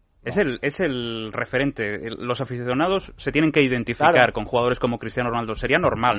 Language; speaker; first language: Spanish; native; Spanish